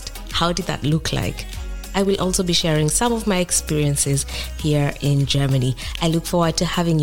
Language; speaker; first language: English; non-native, local second language; Kikuyu